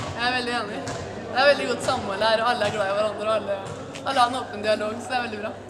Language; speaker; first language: Norwegian; native; Norwegian